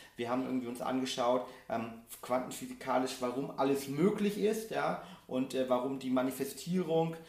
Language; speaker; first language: German; non-native, fluent; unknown